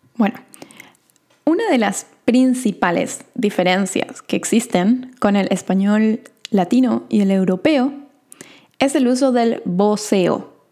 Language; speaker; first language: Spanish; native; Spanish